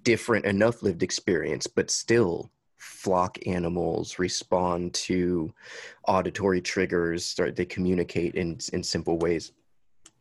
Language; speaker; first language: English; native; English